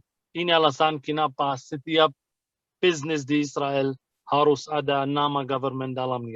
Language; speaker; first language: Indonesian; non-native, fluent; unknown